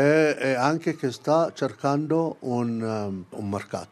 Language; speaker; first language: Italian; non-native, fluent; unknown